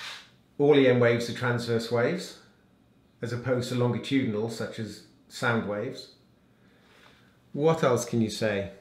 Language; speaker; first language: English; native; English